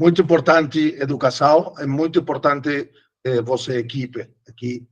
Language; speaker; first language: Portuguese; non-native, learner; Spanish